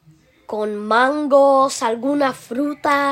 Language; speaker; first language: Spanish; early bilingual, heritage; Spanish